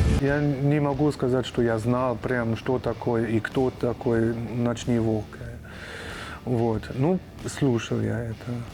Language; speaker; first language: Russian; non-native, fluent; German